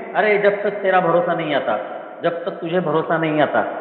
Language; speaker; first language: Hindi; non-native, local second language; Marathi